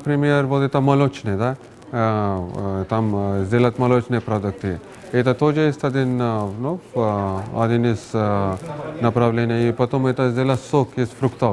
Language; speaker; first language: Russian; non-native, fluent; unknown